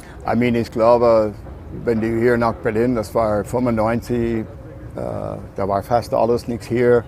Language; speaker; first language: German; non-native, learner; English